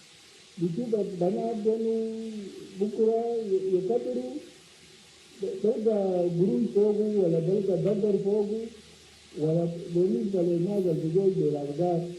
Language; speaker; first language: Arabic; non-native, local second language; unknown